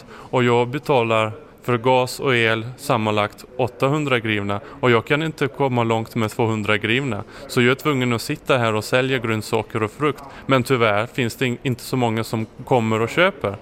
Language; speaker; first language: Swedish; non-native, fluent; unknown